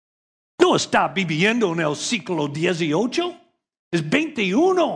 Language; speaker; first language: Spanish; non-native, learner; English